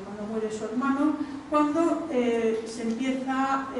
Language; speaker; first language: Spanish; native; Spanish